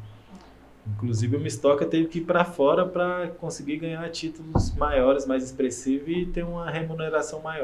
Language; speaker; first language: Portuguese; native; Portuguese